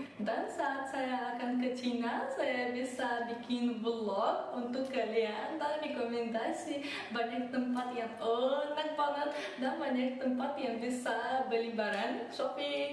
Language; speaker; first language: Indonesian; early bilingual, other home language; Russian